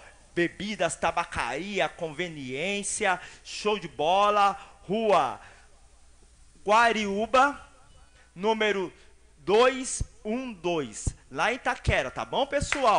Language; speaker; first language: Portuguese; native; Portuguese